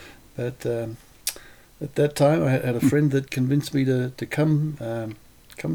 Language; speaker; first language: English; non-native, local second language; Lithuanian